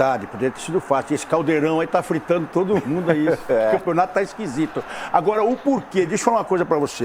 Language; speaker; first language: Portuguese; native; Portuguese